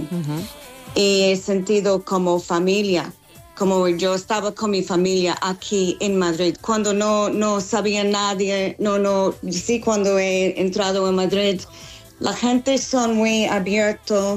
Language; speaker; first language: Spanish; non-native, fluent; English